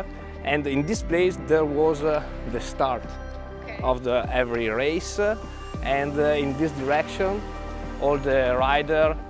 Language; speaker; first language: English; non-native, learner; Italian